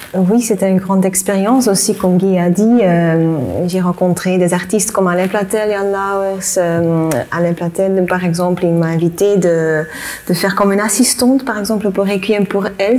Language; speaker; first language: French; non-native, local second language; Dutch